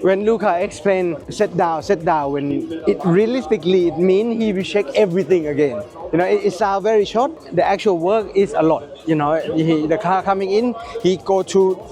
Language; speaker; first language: English; non-native, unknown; Thai